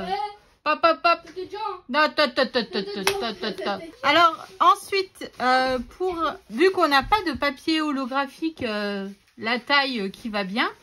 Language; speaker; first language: French; native; French